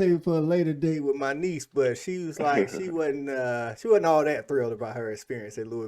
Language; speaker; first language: English; native; English